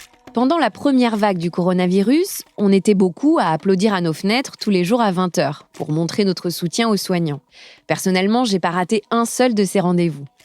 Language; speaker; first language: French; native; French